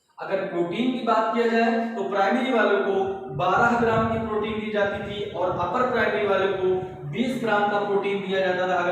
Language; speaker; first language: Hindi; native; Hindi